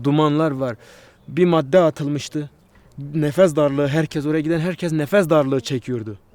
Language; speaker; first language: Turkish; non-native, local second language; Kurdish